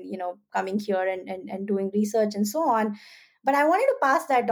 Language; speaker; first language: English; non-native, local second language; Hindi